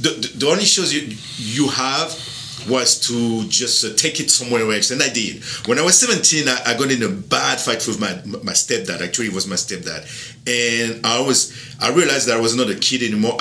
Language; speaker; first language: English; non-native, fluent; French